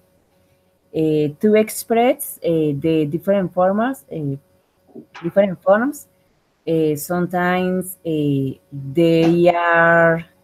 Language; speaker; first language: English; non-native, learner; Spanish